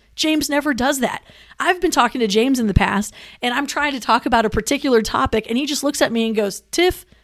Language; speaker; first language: English; native; English